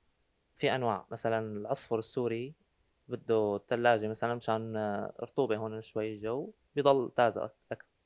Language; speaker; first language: Arabic; native; Arabic